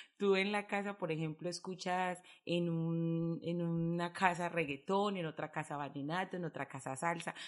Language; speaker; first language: Spanish; native; Spanish